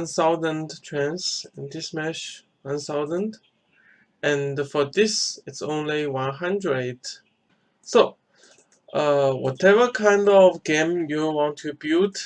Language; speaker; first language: English; non-native, fluent; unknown